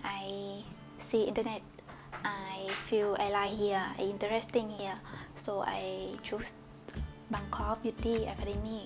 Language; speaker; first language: English; non-native, learner; Vietnamese